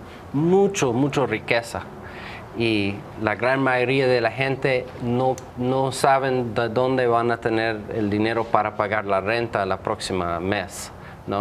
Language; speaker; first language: Spanish; non-native, fluent; English